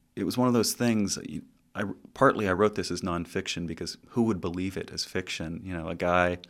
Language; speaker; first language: English; native; English